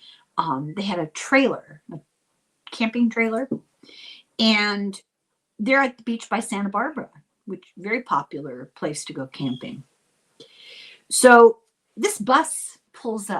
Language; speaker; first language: English; native; English